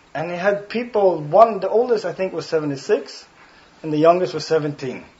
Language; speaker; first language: English; non-native, fluent; Swedish